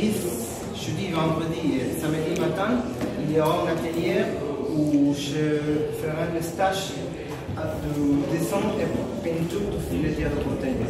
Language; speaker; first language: French; non-native, fluent; Spanish